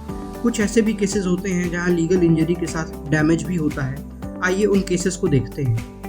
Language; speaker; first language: Hindi; native; Hindi